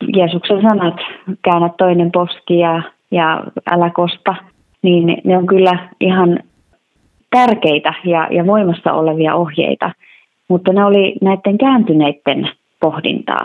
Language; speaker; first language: Finnish; native; Finnish